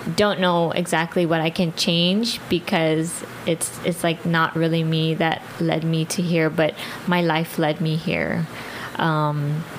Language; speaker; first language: English; early bilingual, other home language; Filipino